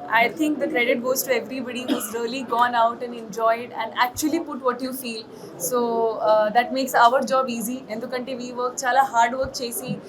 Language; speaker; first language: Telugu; non-native, fluent; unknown